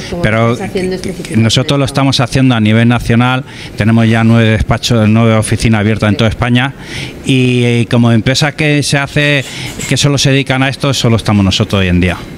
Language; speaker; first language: Spanish; native; Spanish